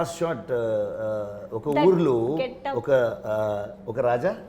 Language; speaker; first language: Telugu; non-native, learner; Kannada